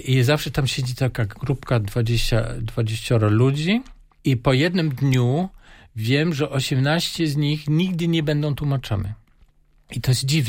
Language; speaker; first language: Polish; non-native, fluent; German